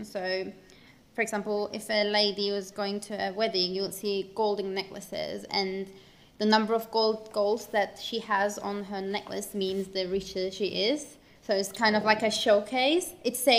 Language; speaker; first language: English; non-native, fluent; Turkish